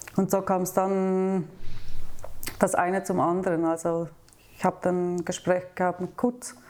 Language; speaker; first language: German; native; German